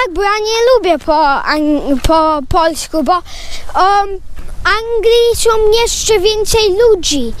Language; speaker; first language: Polish; early bilingual, heritage; Polish